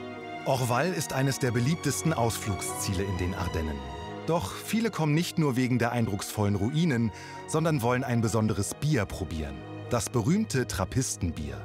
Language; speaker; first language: German; native; German